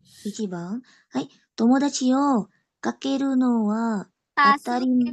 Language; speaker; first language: Japanese; non-native, learner; Indonesian